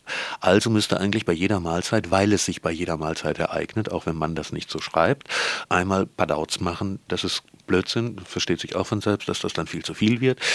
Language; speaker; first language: German; native; German